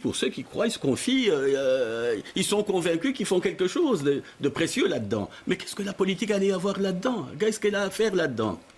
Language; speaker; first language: French; non-native, local second language; Lingala